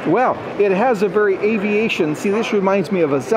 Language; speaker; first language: English; native; English